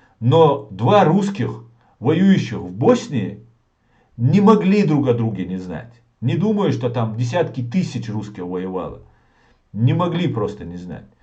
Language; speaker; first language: Russian; non-native, local second language; Chechen